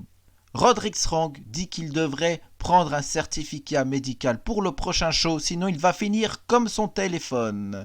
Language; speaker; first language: French; native; French